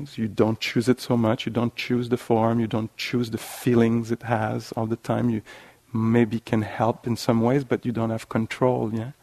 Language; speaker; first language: English; non-native, fluent; French